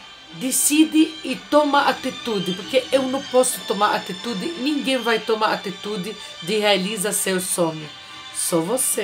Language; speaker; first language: Portuguese; non-native, fluent; Arabic